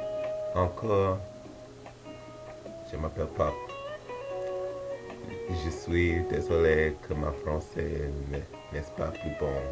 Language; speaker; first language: French; non-native, learner; English